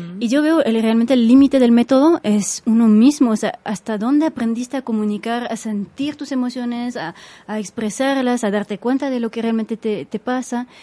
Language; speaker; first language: Spanish; non-native, fluent; French